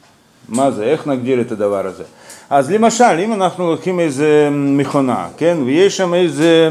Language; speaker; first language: Hebrew; non-native, fluent; Russian